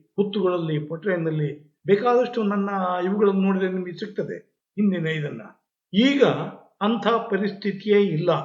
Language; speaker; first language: Kannada; native; Kannada